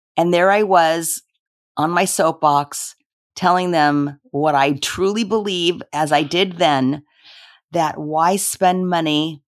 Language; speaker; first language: English; native; English